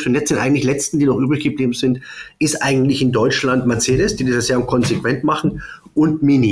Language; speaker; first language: German; native; German